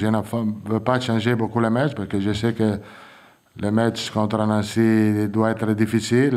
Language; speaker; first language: French; non-native, fluent; Italian